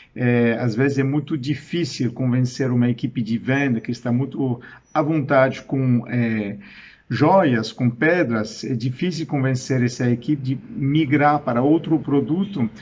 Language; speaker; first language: Portuguese; non-native, fluent; French